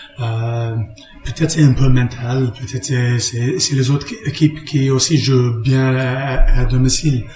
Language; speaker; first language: French; non-native, learner; English